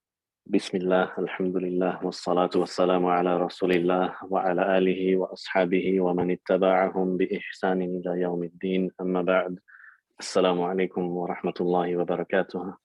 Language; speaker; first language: Arabic; non-native, fluent; English